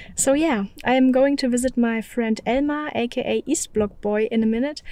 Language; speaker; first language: English; non-native, fluent; German